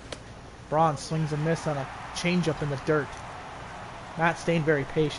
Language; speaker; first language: English; native; English